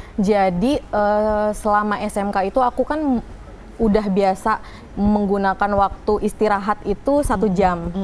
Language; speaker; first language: Indonesian; native; Indonesian